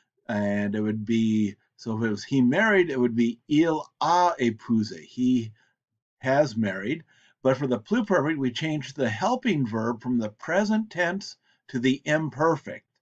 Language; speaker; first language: English; native; English